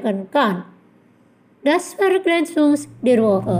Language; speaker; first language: German; non-native, fluent; Indonesian